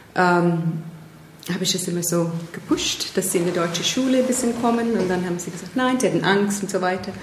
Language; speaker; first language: German; non-native, fluent; English